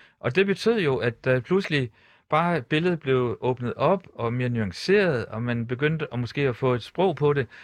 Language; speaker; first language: Danish; native; Danish